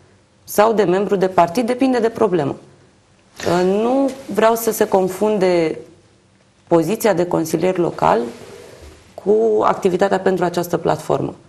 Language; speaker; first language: Romanian; native; Romanian